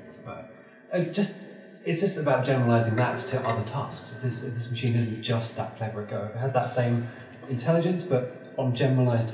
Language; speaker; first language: English; native; English